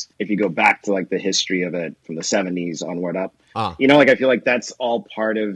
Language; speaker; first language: English; non-native, local second language; Yoruba